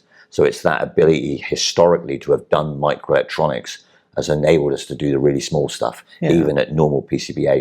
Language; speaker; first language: English; native; English